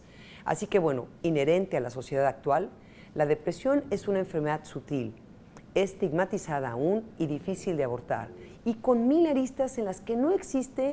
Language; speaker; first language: Spanish; native; Spanish